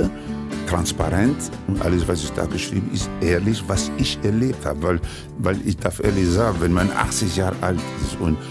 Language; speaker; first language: German; non-native, fluent; Spanish